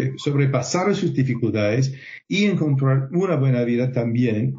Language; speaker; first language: Spanish; non-native, fluent; English